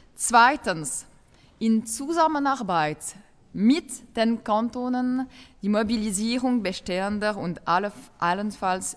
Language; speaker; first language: German; non-native, local second language; French